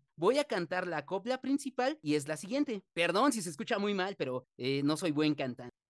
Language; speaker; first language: Spanish; native; Spanish